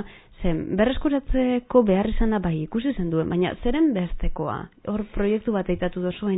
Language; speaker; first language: Basque; native; Basque